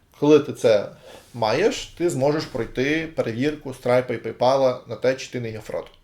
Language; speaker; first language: Ukrainian; native; Ukrainian